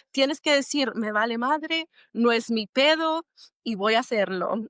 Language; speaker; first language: Spanish; early bilingual, other home language; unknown